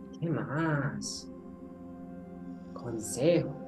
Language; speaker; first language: Spanish; non-native, learner; Japanese